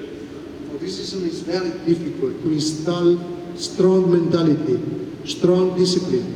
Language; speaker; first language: English; non-native, fluent; Italian